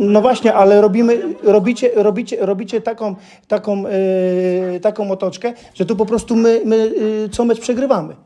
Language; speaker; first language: Polish; non-native, fluent; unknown